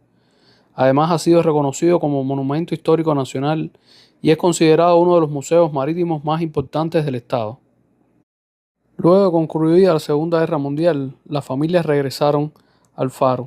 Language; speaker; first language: Spanish; native; Spanish